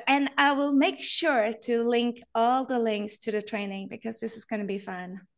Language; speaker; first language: English; non-native, fluent; Norwegian